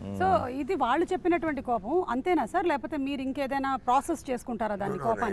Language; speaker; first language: Telugu; native; Telugu